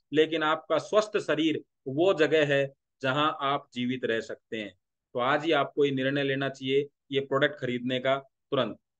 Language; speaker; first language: Hindi; non-native, local second language; Marathi